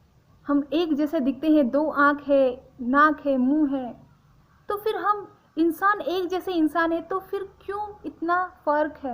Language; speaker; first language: Hindi; non-native, local second language; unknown